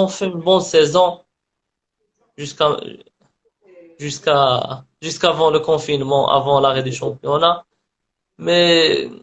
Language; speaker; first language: French; non-native, local second language; Arabic